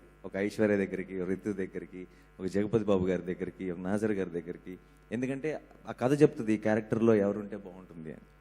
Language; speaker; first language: Telugu; native; Telugu